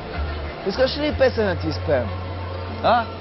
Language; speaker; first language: Bulgarian; native; Bulgarian